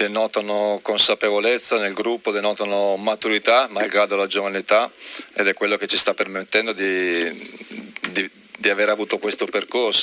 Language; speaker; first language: Italian; native; Italian